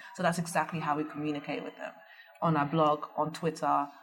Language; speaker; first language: English; early bilingual, other home language; Dutch